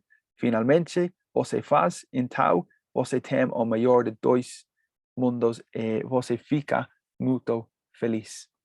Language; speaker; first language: Portuguese; non-native, learner; English